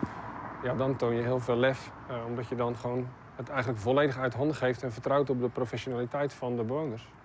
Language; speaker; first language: Dutch; native; Dutch